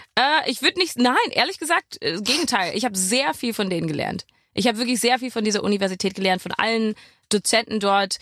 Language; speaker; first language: German; non-native, fluent; English